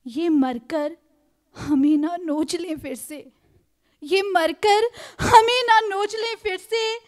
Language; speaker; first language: Hindi; native; Hindi